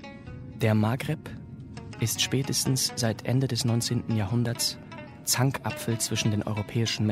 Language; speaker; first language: German; native; German